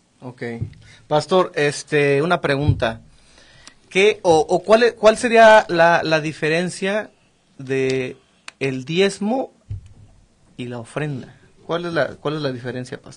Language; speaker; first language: Spanish; native; Spanish